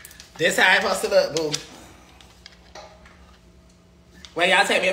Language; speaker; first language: English; native; English